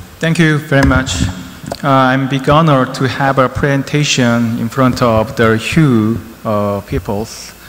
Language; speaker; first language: English; non-native, learner; Korean